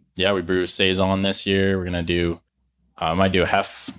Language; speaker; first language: English; native; English